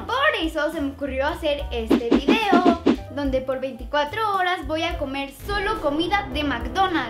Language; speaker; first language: Spanish; native; Spanish